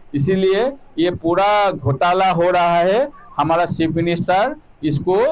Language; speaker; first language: Hindi; non-native, local second language; Assamese